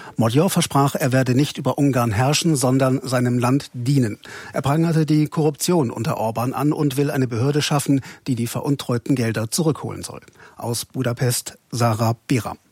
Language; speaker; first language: German; native; German